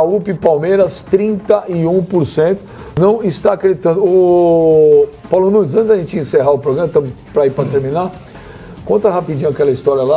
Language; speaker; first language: Portuguese; native; Portuguese